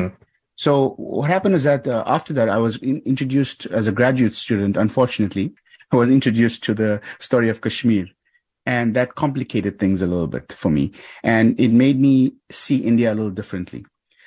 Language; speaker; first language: English; native; English